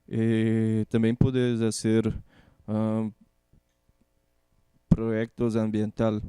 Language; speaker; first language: Spanish; non-native, learner; Portuguese